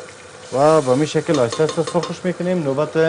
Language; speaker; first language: Persian; native; Persian